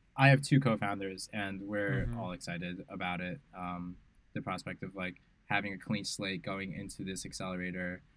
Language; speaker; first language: English; native; English